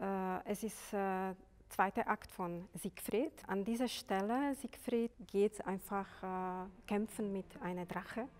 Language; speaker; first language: German; non-native, fluent; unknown